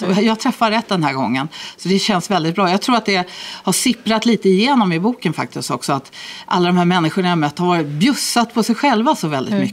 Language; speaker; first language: Swedish; native; Swedish